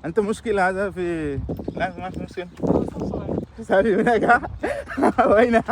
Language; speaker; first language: Arabic; non-native, learner; Malayalam